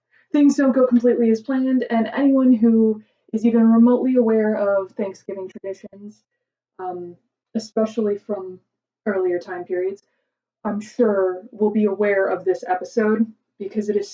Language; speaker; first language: English; native; English